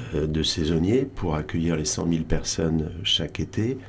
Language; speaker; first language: French; native; French